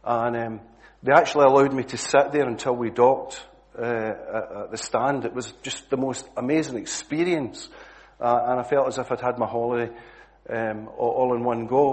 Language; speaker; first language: English; native; English